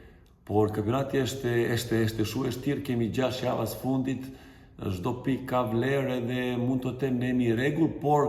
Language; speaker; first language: Albanian; non-native, learner; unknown